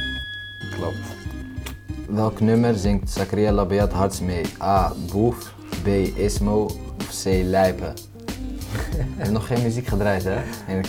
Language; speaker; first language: Dutch; early bilingual, other home language; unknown